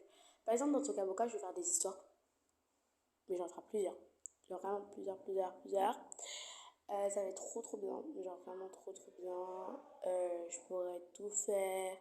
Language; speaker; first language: French; native; French